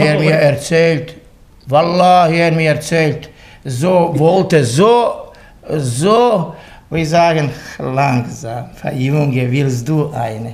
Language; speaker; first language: German; non-native, learner; Bosnian